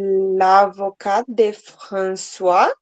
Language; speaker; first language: French; non-native, learner; Portuguese